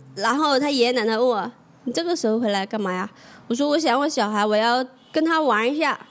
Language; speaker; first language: Chinese; native; Chinese